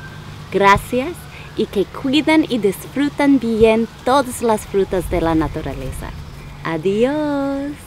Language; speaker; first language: Spanish; non-native, learner; English